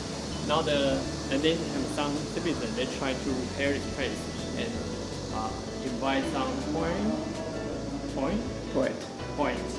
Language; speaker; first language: English; non-native, local second language; Chinese